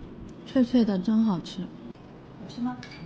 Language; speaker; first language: Chinese; native; Chinese